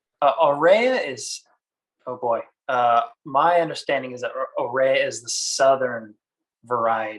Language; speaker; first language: English; native; English